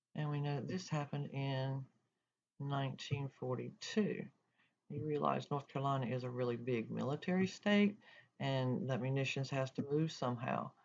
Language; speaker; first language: English; native; English